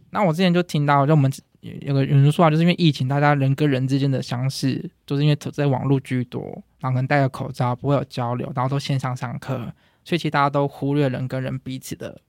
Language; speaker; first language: Chinese; native; Chinese